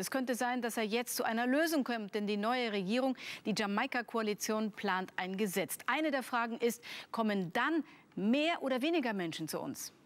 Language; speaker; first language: German; native; German